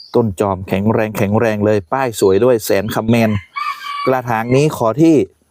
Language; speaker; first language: Thai; native; Thai